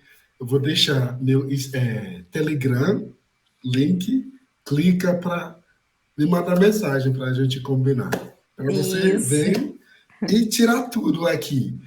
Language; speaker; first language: Portuguese; non-native, fluent; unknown